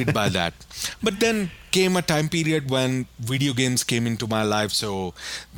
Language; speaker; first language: English; non-native, local second language; Urdu